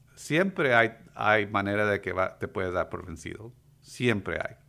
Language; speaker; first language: Spanish; early bilingual, heritage; Spanish